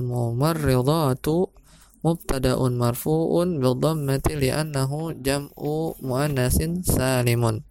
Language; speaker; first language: Arabic; non-native, fluent; Indonesian